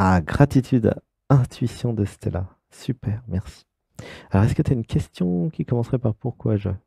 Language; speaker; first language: French; native; French